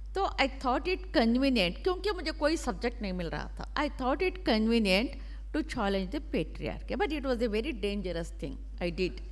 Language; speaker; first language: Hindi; non-native, local second language; Urdu